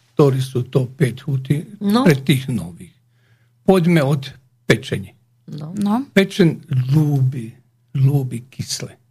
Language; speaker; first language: Slovak; non-native, learner; Croatian